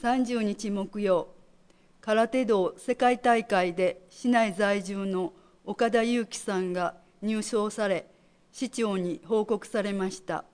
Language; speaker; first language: Japanese; native; Japanese